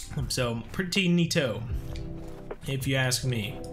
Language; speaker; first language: English; native; English